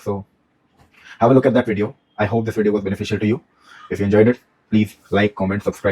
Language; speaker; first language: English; non-native, local second language; Hindi